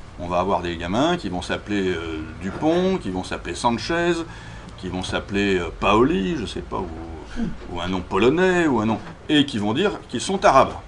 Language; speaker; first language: French; native; French